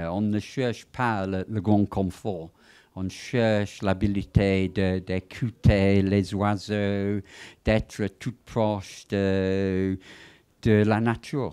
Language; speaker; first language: French; non-native, fluent; English